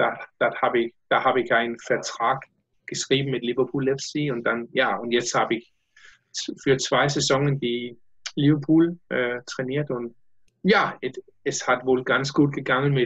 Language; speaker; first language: German; non-native, learner; Danish